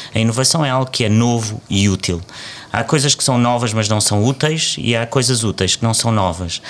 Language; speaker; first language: Portuguese; native; Portuguese